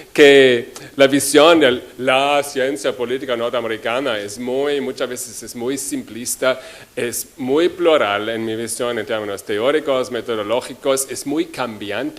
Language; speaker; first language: Spanish; non-native, fluent; German